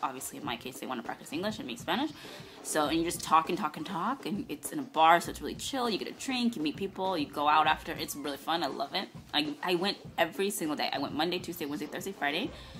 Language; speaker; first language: English; native; English